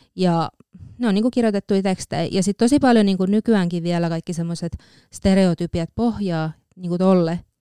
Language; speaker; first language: Finnish; native; Finnish